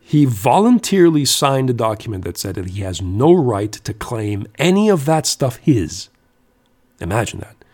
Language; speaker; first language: English; non-native, fluent; German